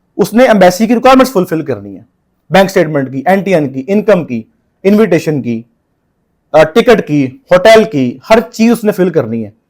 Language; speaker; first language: Urdu; non-native, local second language; Punjabi